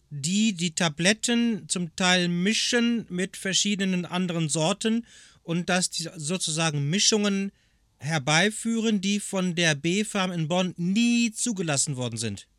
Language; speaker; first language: German; native; German